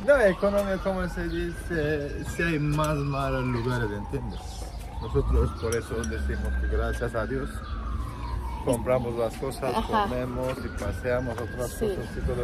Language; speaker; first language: Spanish; non-native, learner; Turkish